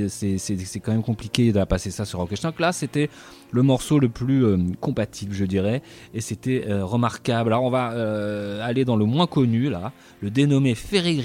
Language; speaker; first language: French; native; French